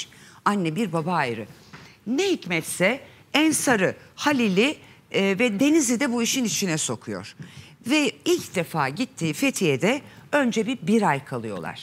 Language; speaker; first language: Turkish; native; Turkish